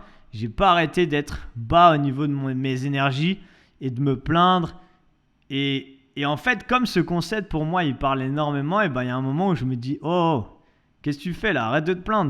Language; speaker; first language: French; native; French